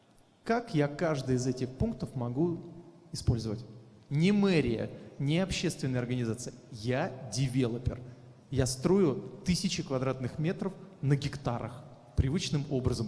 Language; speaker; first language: Russian; native; Russian